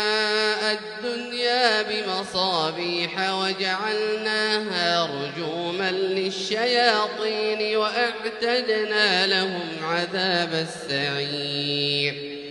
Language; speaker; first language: Arabic; native; Arabic